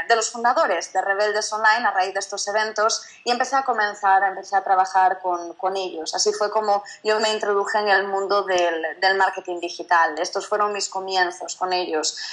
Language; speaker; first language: Spanish; native; Spanish